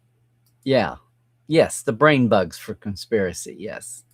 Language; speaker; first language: English; native; English